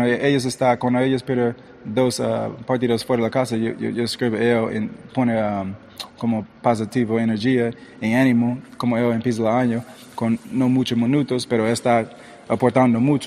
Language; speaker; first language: Spanish; early bilingual, heritage; English